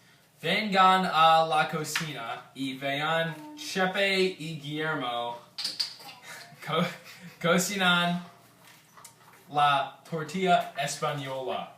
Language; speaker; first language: Spanish; non-native, learner; English